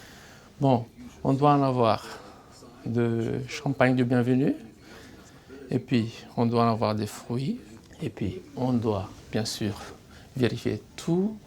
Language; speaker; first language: French; non-native, local second language; Malagasy